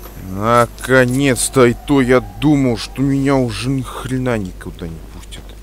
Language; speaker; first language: Russian; native; Russian